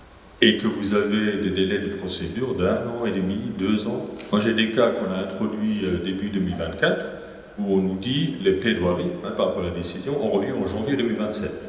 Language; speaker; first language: French; native; French